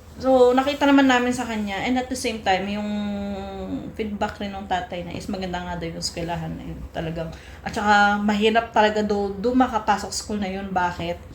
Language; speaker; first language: Filipino; native; Filipino